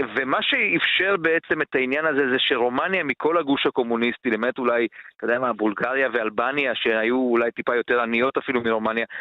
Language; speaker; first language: Hebrew; non-native, fluent; Romanian